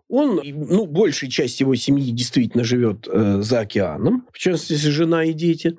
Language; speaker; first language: Russian; native; Russian